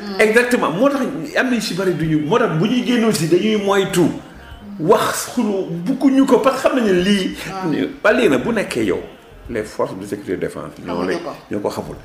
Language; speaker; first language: Wolof; non-native, local second language; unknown